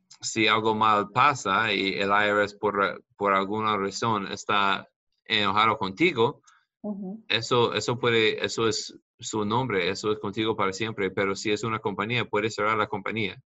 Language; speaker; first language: Spanish; non-native, fluent; English